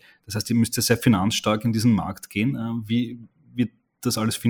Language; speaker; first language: German; native; German